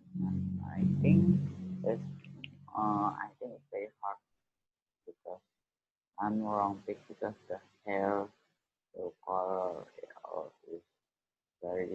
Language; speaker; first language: English; non-native, learner; Indonesian